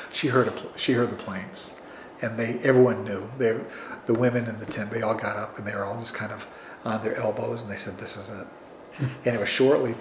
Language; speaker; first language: English; native; English